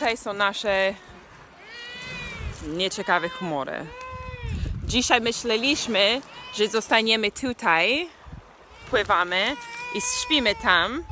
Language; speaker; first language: Polish; non-native, fluent; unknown